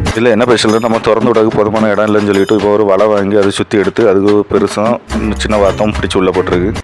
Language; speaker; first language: Tamil; native; Tamil